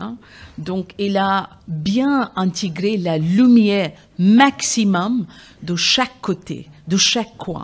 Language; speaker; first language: French; non-native, fluent; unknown